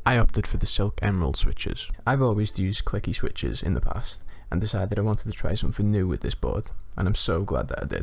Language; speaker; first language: English; native; English